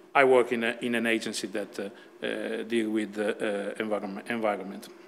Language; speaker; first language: English; non-native, fluent; Italian